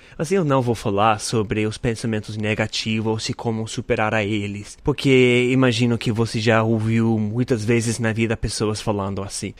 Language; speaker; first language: Portuguese; non-native, learner; English